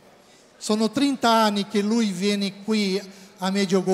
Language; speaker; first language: Italian; non-native, learner; Portuguese